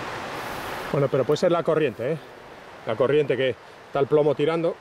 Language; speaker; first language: Spanish; native; Spanish